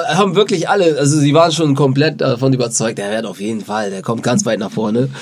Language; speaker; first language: German; native; German